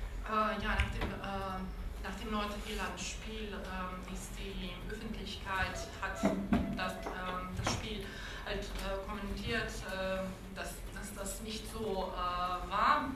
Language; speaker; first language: German; non-native, local second language; Bosnian